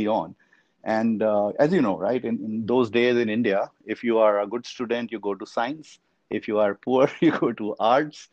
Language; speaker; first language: English; non-native, local second language; Hindi